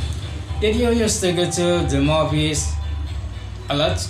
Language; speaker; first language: English; non-native, learner; Indonesian